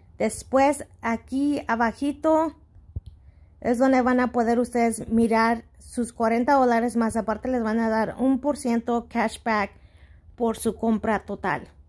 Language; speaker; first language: Spanish; early bilingual, heritage; Spanish